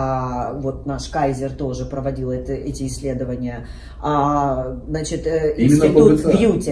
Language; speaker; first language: Russian; native; Russian